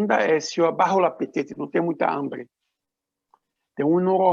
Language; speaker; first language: Spanish; non-native, learner; Portuguese